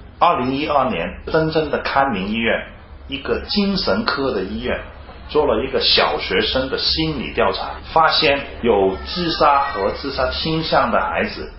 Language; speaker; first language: Chinese; non-native, fluent; Cantonese